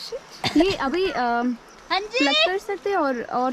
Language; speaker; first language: Hindi; non-native, local second language; Telugu